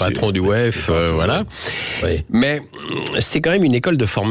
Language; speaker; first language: French; native; French